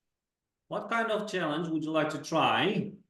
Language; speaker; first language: English; non-native, fluent; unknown